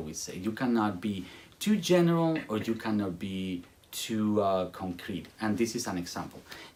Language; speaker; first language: English; non-native, fluent; Spanish